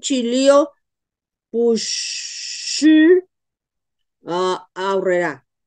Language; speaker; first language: Chinese; non-native, learner; Spanish